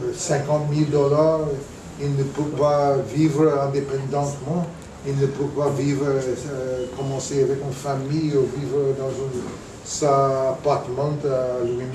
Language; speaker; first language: French; non-native, fluent; English